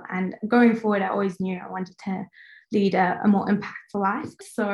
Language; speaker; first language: English; native; English